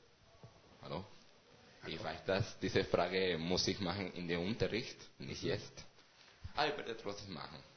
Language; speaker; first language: German; non-native, learner; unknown